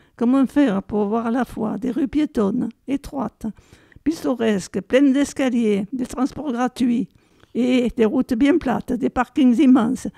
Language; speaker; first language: French; native; French